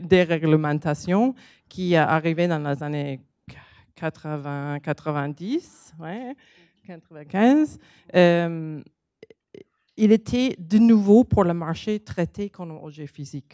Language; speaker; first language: French; non-native, learner; English